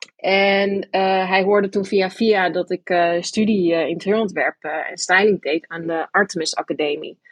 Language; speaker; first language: Dutch; early bilingual, other home language; English